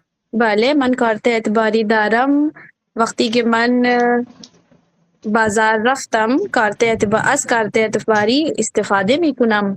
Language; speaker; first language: Persian; non-native, learner; Urdu